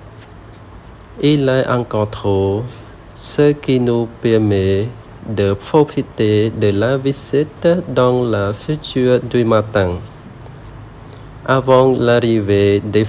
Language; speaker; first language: French; non-native, learner; Khmer